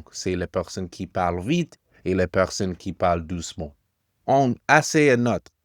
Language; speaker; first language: French; non-native, fluent; English